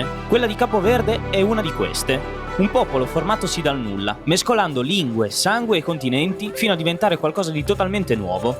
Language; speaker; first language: Italian; native; Italian